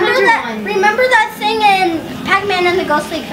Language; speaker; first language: English; native; English